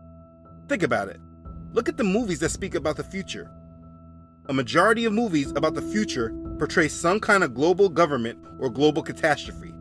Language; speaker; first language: English; native; English